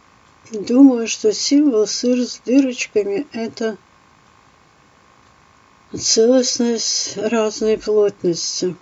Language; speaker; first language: Russian; native; Russian